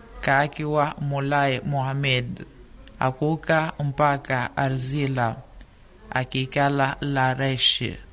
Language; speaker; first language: Swahili; native; Swahili